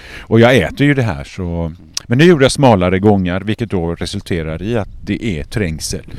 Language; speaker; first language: Swedish; native; Swedish